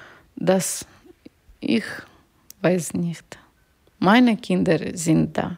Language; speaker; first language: German; non-native, learner; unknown